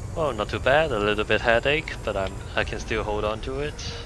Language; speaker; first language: English; non-native, local second language; Cantonese